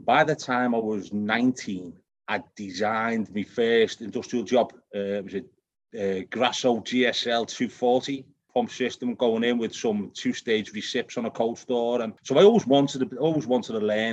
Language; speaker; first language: English; native; English